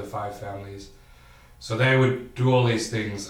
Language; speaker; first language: English; native; English